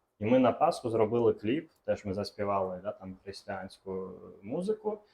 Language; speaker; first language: Ukrainian; non-native, local second language; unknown